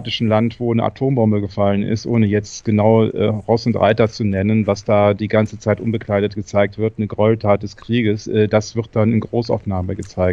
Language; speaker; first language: German; native; German